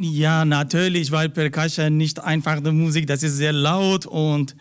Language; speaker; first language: German; non-native, learner; Persian